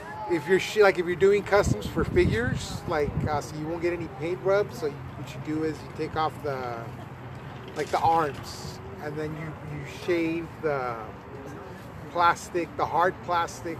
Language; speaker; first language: English; early bilingual, other home language; Spanish